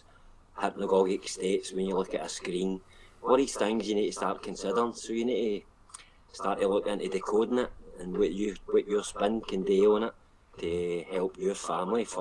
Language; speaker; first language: English; native; English